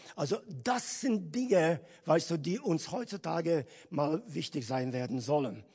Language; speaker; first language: German; non-native, fluent; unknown